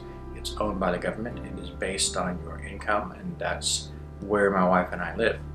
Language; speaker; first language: English; native; English